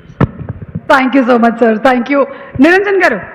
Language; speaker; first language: Telugu; native; Telugu